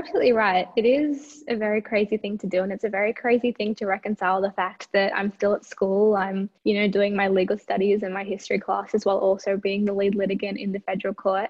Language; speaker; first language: English; early bilingual, other home language; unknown